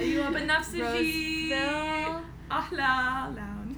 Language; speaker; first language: Arabic; non-native, learner; English